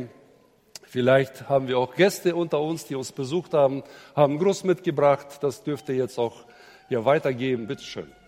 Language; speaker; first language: German; native; German